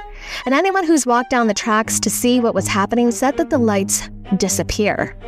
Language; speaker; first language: English; native; English